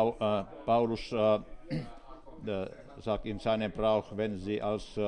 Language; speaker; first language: German; non-native, fluent; Finnish